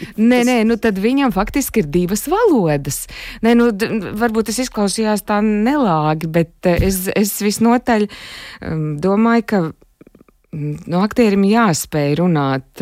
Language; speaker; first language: Latvian; native; Latvian